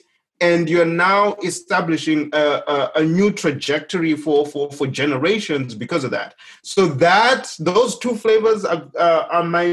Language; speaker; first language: English; non-native, local second language; Shona